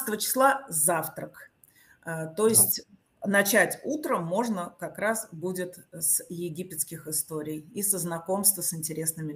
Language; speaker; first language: Russian; native; Russian